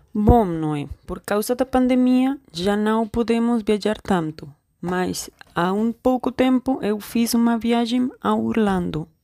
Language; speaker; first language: Portuguese; non-native, learner; Spanish